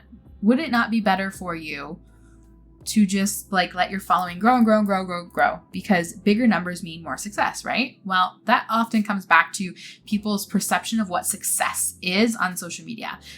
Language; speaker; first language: English; native; English